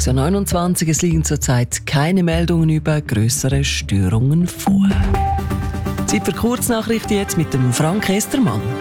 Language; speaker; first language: German; native; German